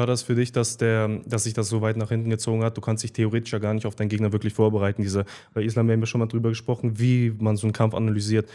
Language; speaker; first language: German; native; German